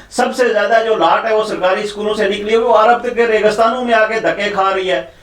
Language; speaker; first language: Urdu; non-native, local second language; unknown